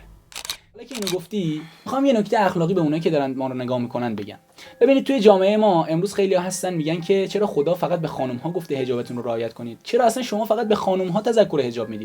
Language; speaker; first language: Persian; native; Persian